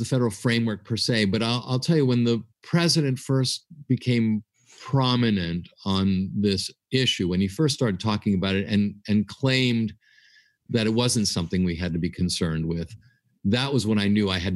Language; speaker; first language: English; native; English